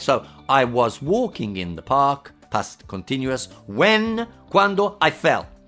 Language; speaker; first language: English; native; English